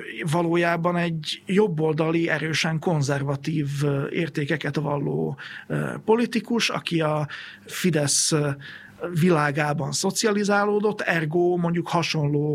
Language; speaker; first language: Hungarian; native; Hungarian